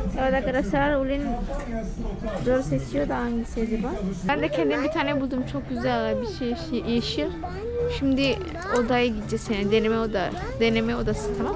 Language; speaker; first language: Turkish; non-native, learner; Indonesian